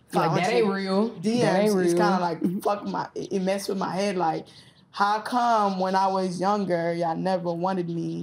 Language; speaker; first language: English; early bilingual, other home language; Haitian Creole